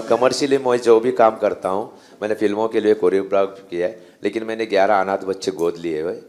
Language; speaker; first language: Hindi; non-native, local second language; Marathi